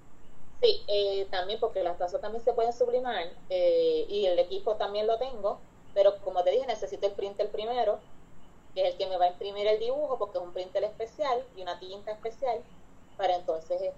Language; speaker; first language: Spanish; native; Spanish